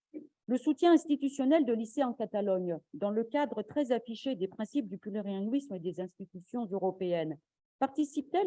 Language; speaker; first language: French; native; French